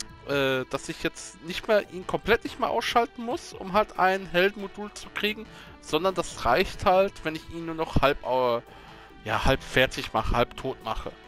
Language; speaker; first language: German; native; German